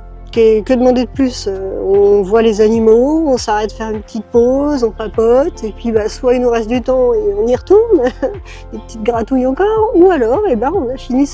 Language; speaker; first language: French; native; French